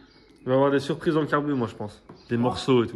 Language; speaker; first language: French; native; French